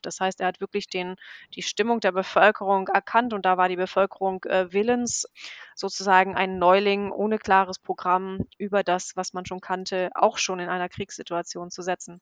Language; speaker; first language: German; native; German